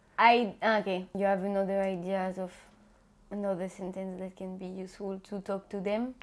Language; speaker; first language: English; non-native, fluent; French